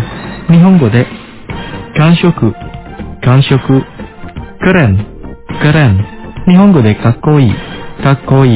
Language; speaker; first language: Japanese; non-native, fluent; Indonesian